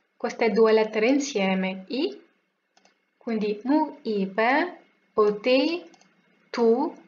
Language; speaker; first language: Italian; non-native, fluent; French